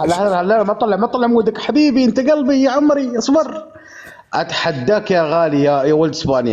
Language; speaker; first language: Arabic; native; Arabic